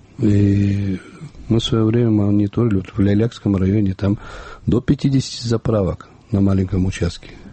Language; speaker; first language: Russian; non-native, local second language; Kyrgyz